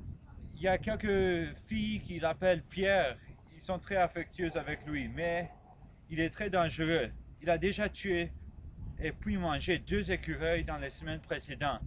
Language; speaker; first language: French; non-native, learner; English